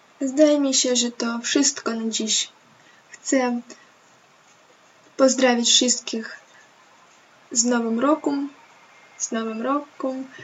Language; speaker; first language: Polish; non-native, learner; Ukrainian